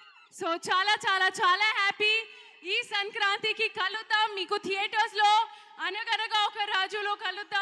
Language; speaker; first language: Telugu; non-native, learner; Hindi